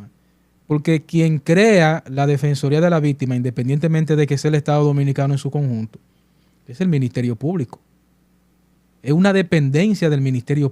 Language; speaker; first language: Spanish; native; Spanish